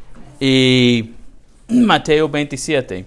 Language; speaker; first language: Spanish; non-native, learner; English